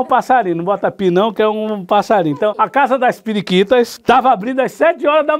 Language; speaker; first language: Portuguese; native; Portuguese